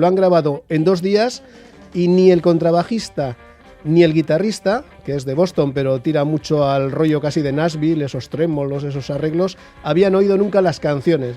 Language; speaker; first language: Spanish; native; Spanish